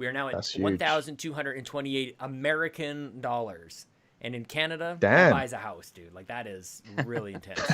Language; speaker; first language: English; native; English